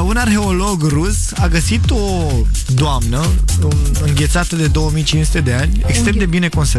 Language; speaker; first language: Romanian; native; Romanian